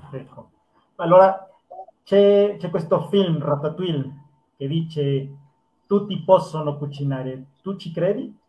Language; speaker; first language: Italian; non-native, fluent; Spanish